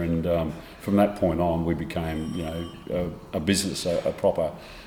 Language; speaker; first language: English; native; English